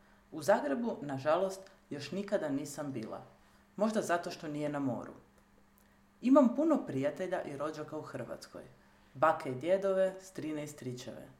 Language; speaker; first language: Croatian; early bilingual, heritage; Croatian